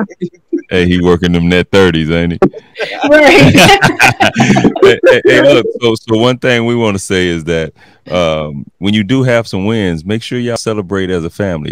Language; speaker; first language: English; native; English